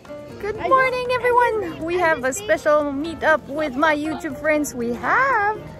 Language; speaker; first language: English; non-native, learner; Filipino